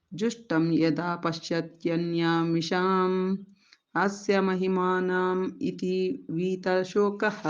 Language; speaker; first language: Kannada; native; Kannada